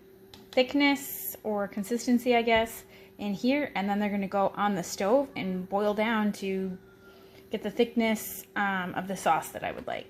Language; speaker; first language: English; native; English